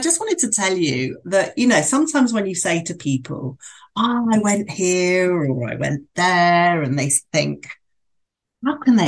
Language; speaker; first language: English; native; English